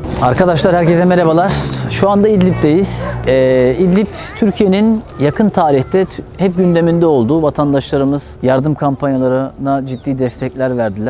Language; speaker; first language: Turkish; native; Turkish